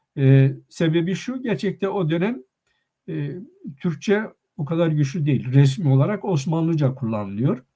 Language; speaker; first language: Turkish; non-native, local second language; Kurdish